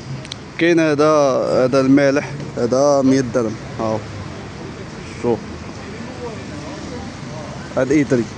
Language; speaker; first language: Arabic; native; Arabic